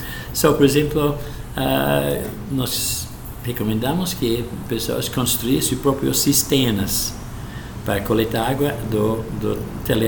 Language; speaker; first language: Portuguese; non-native, fluent; English